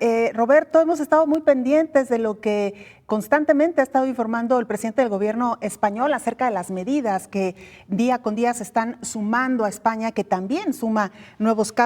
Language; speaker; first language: Spanish; native; Spanish